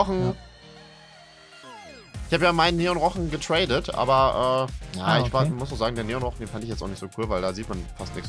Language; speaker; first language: German; native; German